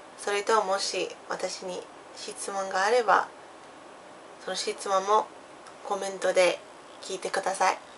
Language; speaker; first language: Japanese; non-native, fluent; English